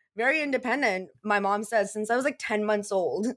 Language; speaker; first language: English; early bilingual, other home language; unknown